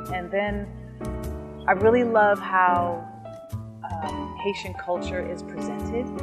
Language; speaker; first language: English; native; English